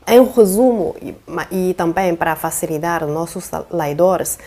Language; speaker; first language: Portuguese; non-native, fluent; Chinese